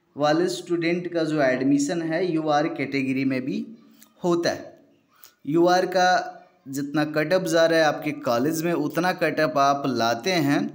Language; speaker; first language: Hindi; native; Hindi